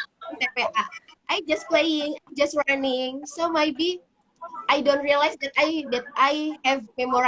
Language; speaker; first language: English; non-native, learner; Indonesian